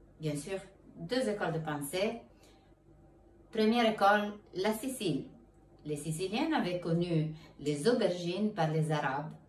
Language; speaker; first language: French; non-native, fluent; Italian